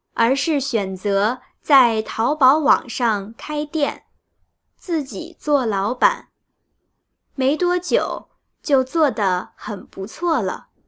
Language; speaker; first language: Chinese; native; Chinese